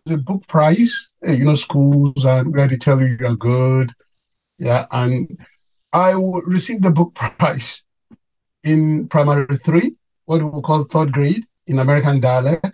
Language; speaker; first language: English; non-native, local second language; Yoruba